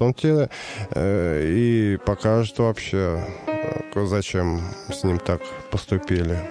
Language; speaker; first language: Russian; native; Russian